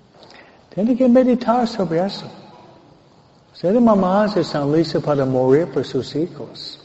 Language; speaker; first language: Spanish; non-native, fluent; English